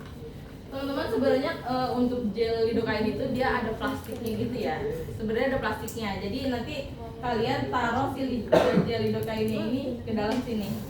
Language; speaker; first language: Indonesian; native; Indonesian